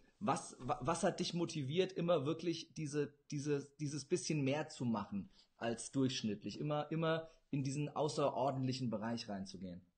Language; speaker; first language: German; early bilingual, other home language; Turkish